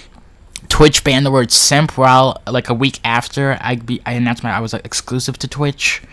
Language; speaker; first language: English; native; English